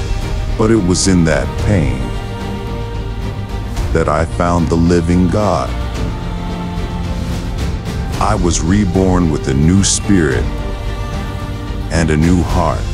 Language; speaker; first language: English; non-native, fluent; Czech